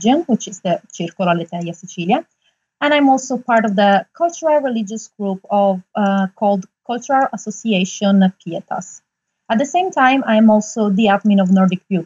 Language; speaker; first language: English; non-native, fluent; Italian